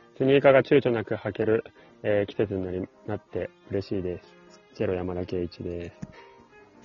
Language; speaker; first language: Japanese; native; Japanese